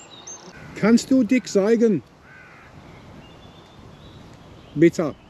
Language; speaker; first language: German; non-native, learner; English